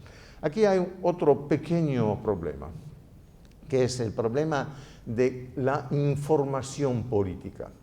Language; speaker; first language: Spanish; non-native, fluent; Italian